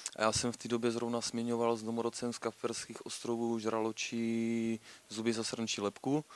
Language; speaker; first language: Czech; native; Czech